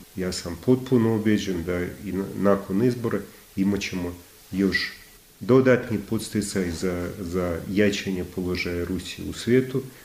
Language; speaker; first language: Croatian; non-native, fluent; Russian